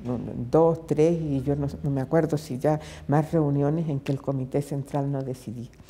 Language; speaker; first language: Spanish; native; Spanish